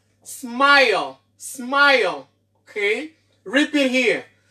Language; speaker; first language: English; non-native, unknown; Haitian Creole